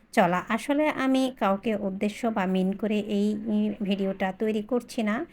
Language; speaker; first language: Bangla; non-native, local second language; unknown